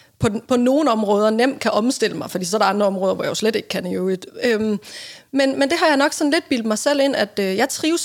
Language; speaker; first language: Danish; native; Danish